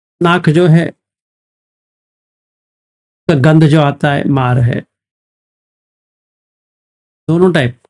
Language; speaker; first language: Hindi; native; Hindi